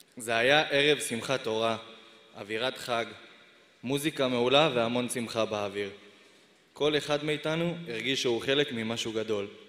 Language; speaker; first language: Hebrew; native; Hebrew